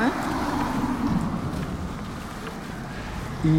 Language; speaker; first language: Polish; native; Polish